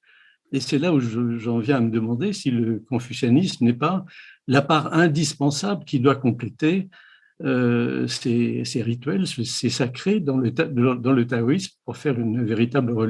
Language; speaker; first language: French; native; French